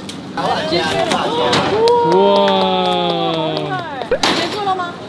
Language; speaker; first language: Chinese; non-native, fluent; Korean